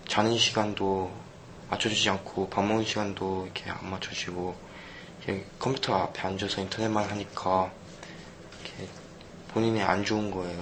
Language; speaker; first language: Korean; early bilingual, heritage; Korean